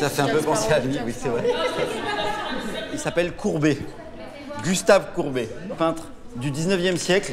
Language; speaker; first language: French; native; French